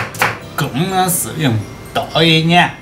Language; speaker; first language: Vietnamese; non-native, learner; Japanese